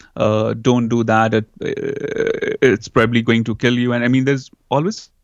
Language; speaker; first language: English; non-native, local second language; Hindi